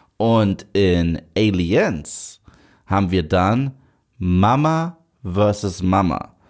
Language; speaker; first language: German; native; German